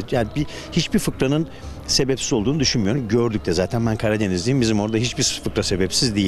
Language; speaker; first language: Turkish; native; Turkish